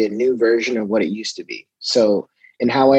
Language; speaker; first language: English; native; English